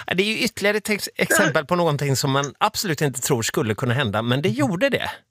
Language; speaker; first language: Swedish; native; Swedish